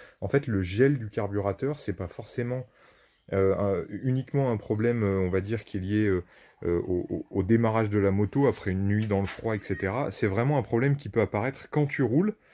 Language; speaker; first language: French; native; French